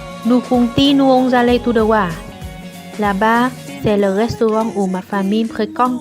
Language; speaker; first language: French; non-native, learner; Vietnamese